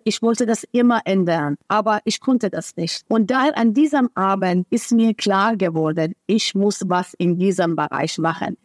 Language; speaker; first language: German; non-native, fluent; Persian